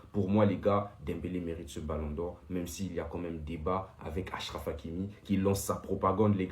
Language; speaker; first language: French; native; French